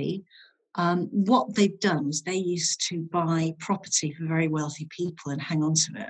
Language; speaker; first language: English; native; English